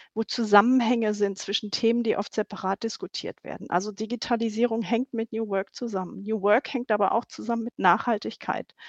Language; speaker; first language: German; native; German